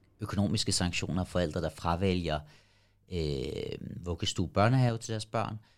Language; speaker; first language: Danish; early bilingual, other home language; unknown